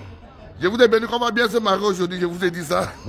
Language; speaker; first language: French; native; French